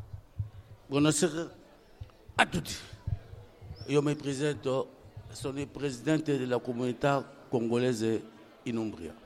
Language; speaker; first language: Italian; non-native, fluent; French